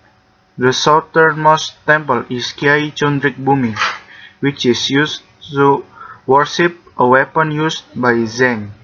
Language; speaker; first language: English; non-native, learner; Indonesian